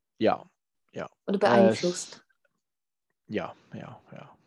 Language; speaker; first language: German; non-native, learner; Czech